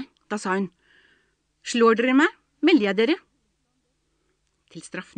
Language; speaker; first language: Norwegian; native; Norwegian